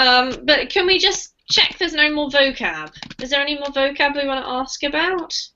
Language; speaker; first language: English; native; English